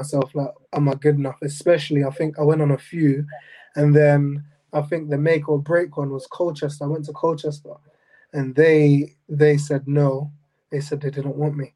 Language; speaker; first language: English; native; English